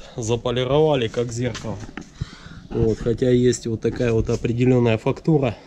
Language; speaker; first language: Russian; native; Russian